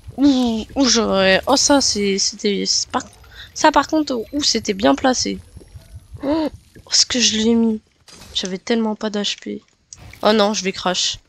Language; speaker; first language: French; native; French